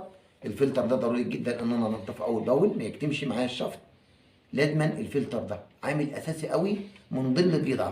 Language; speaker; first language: Arabic; native; Arabic